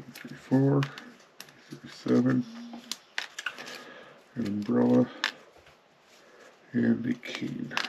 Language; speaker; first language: English; native; English